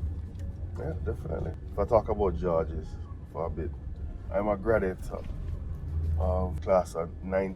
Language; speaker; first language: English; native; English